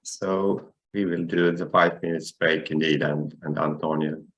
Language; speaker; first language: English; non-native, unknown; Estonian